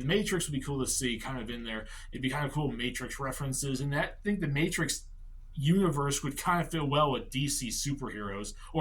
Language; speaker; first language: English; native; English